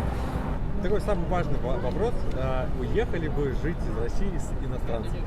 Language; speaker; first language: Russian; native; Russian